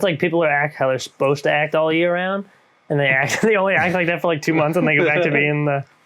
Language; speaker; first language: English; native; English